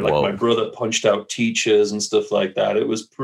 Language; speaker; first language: English; native; English